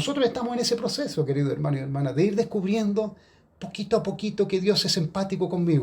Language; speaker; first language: Spanish; native; Spanish